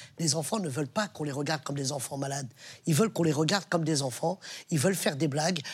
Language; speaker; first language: French; early bilingual, other home language; Arabic